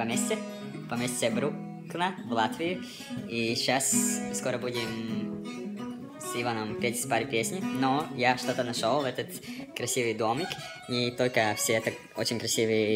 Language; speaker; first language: Russian; non-native, local second language; Latvian